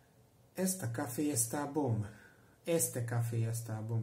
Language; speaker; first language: Spanish; non-native, learner; Hungarian